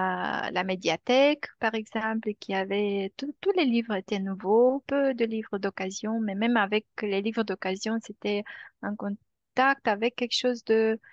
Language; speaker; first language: French; non-native, fluent; Romanian